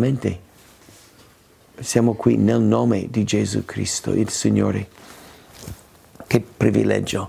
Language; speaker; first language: Italian; non-native, fluent; English